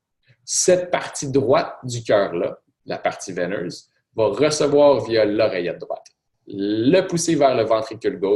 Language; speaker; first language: French; native; French